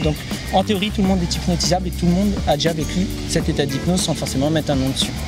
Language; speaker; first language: French; native; French